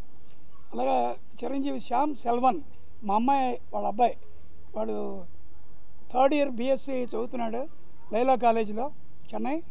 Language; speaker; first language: Telugu; native; Telugu